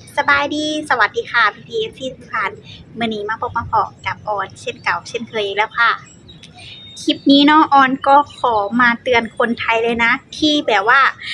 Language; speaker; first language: Thai; native; Thai